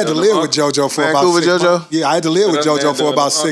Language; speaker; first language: English; native; English